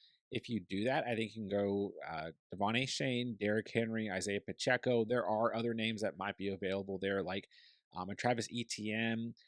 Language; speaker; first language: English; native; English